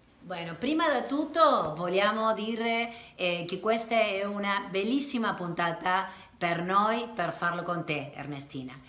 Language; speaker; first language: Italian; non-native, learner; Spanish